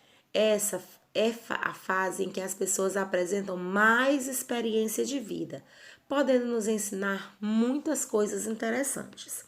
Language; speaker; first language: Portuguese; native; Portuguese